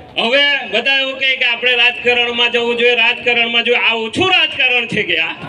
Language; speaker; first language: Gujarati; non-native, local second language; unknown